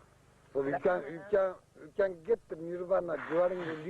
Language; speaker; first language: English; non-native, learner; Japanese